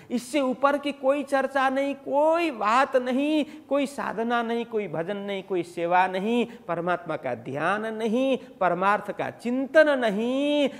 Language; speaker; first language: Hindi; native; Hindi